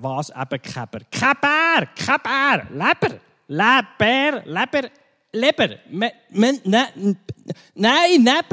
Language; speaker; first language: German; native; German